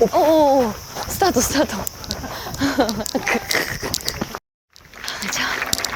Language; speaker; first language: Japanese; non-native, fluent; Korean